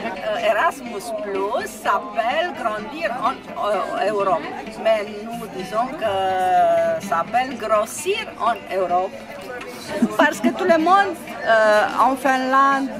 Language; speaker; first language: French; non-native, learner; Romanian